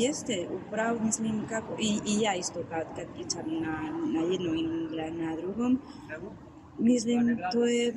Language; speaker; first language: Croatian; non-native, learner; Spanish